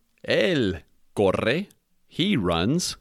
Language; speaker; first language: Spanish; non-native, fluent; English